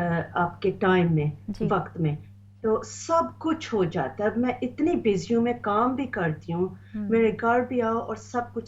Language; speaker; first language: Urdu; early bilingual, heritage; Urdu